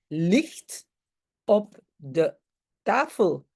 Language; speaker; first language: Dutch; non-native, local second language; French